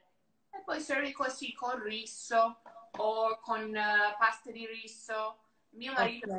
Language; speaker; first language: Italian; non-native, learner; English